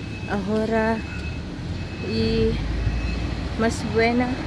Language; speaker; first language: Spanish; non-native, learner; Filipino